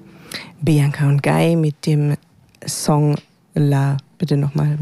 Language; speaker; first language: German; native; German